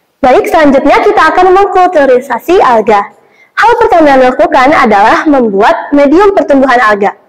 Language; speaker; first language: Indonesian; native; Indonesian